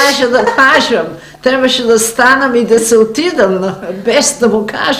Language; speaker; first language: Bulgarian; early bilingual, heritage; Macedonian